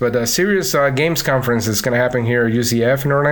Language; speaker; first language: English; non-native, fluent; Spanish